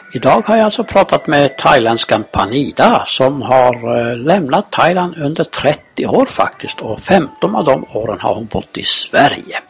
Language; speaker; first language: Swedish; native; Swedish